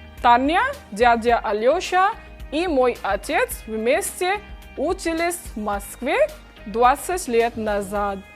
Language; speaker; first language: Russian; non-native, fluent; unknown